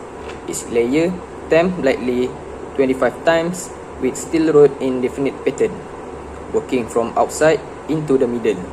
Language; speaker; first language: English; non-native, learner; Malay